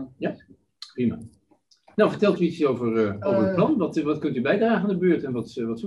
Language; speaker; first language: Dutch; native; Dutch